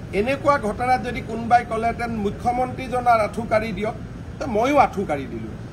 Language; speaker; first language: Assamese; native; Assamese